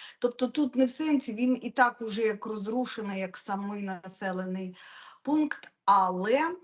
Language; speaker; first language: Ukrainian; non-native, local second language; Russian